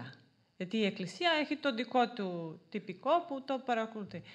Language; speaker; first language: Greek; non-native, fluent; Serbian